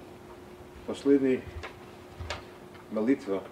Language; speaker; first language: Russian; non-native, fluent; English